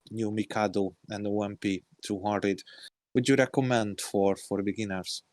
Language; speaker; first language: English; non-native, learner; Hungarian